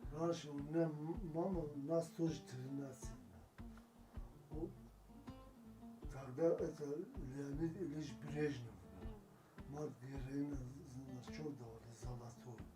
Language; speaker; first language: Russian; non-native, local second language; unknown